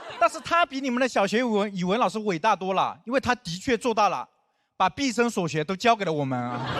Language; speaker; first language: Chinese; non-native, local second language; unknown